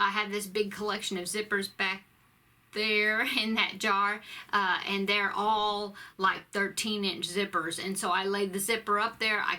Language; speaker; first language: English; native; English